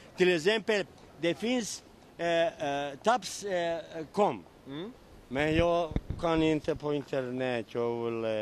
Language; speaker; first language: Swedish; non-native, learner; Serbian